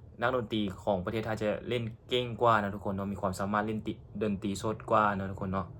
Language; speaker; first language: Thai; non-native, local second language; Northeastern Thai